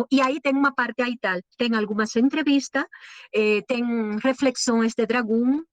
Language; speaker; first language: Portuguese; non-native, learner; Spanish